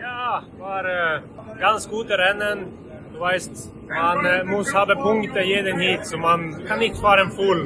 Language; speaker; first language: German; non-native, learner; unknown